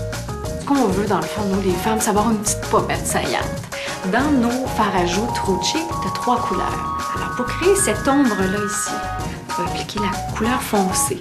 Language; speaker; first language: French; native; French